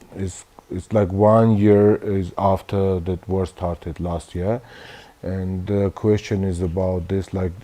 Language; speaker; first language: English; non-native, learner; Armenian